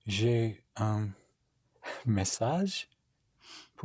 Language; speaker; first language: French; non-native, learner; English